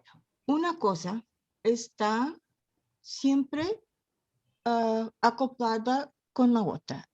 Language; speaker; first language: Spanish; non-native, learner; Portuguese